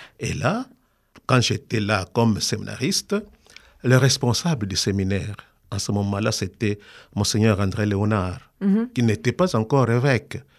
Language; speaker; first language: French; non-native, local second language; Kongo